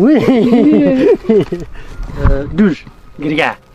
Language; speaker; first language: French; non-native, learner; Berber languages